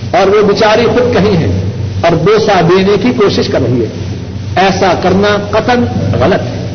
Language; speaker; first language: Urdu; non-native, local second language; Punjabi